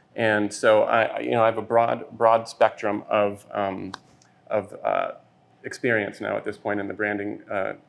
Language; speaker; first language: English; native; English